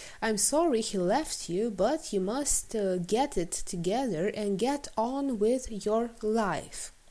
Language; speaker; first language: English; non-native, fluent; Romanian